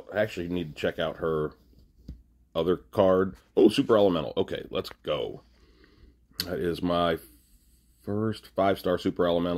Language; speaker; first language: English; native; English